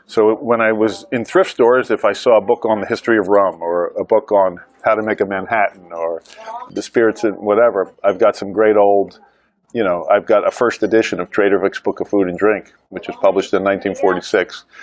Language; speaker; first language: English; native; English